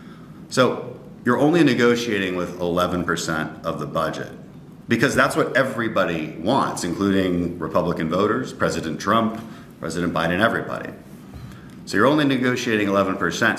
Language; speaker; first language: English; native; English